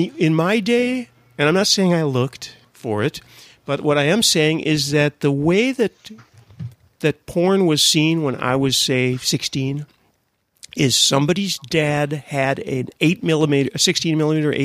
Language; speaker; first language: English; native; English